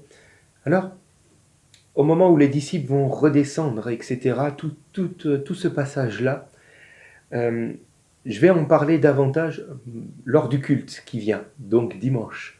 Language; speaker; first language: French; native; French